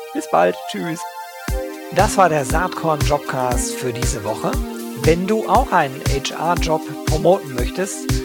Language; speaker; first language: German; native; German